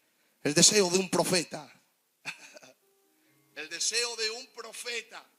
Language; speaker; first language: Spanish; native; Spanish